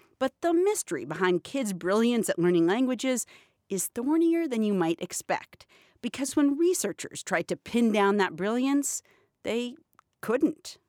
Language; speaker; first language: English; native; English